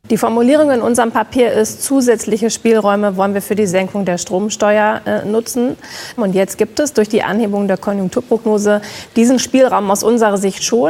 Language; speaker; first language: German; native; German